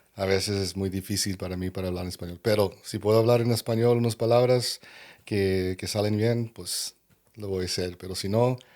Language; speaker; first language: Spanish; early bilingual, other home language; English